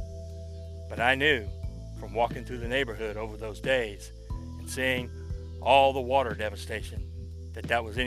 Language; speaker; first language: English; native; English